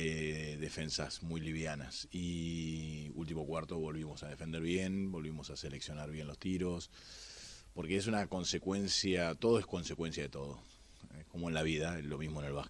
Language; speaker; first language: Spanish; native; Spanish